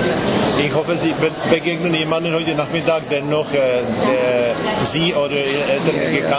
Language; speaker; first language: German; non-native, fluent; Czech